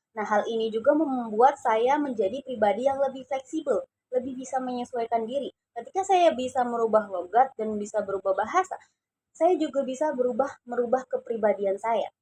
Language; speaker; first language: Indonesian; non-native, local second language; Javanese